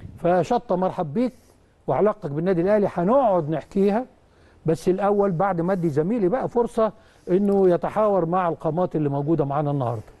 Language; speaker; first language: Arabic; native; Arabic